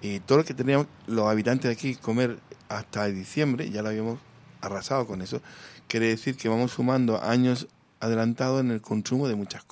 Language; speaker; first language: Spanish; native; Spanish